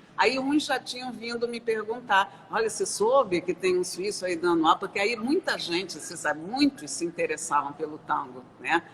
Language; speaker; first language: Portuguese; native; Portuguese